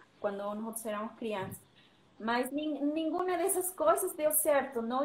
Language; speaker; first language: Portuguese; non-native, learner; Spanish